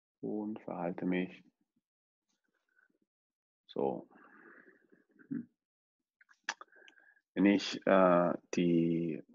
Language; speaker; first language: German; non-native, fluent; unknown